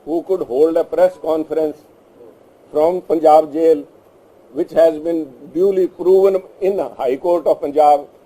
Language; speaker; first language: English; non-native, local second language; Punjabi